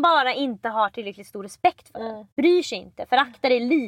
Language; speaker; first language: Swedish; native; Swedish